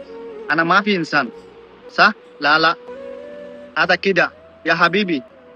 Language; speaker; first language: Arabic; non-native, learner; Bangla